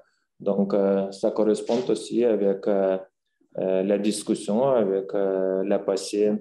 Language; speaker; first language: French; non-native, fluent; Lithuanian